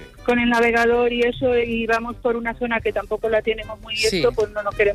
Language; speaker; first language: Spanish; native; Spanish